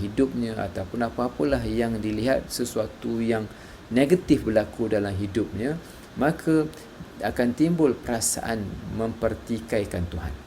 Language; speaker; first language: Malay; native; Malay